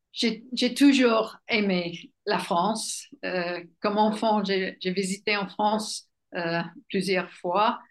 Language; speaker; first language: French; non-native, learner; English